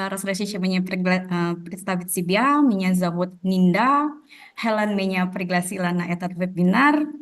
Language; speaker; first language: Russian; non-native, fluent; Indonesian